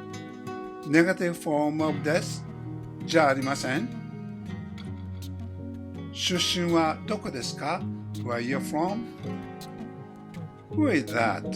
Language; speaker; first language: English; non-native, fluent; Japanese